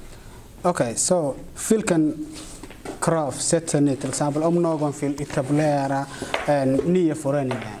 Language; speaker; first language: Swedish; non-native, fluent; Somali